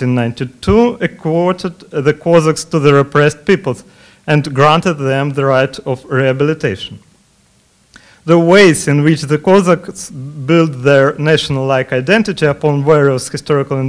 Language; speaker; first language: English; non-native, fluent; Russian